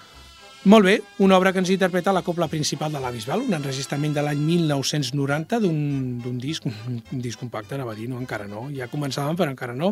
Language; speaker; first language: Catalan; native; Catalan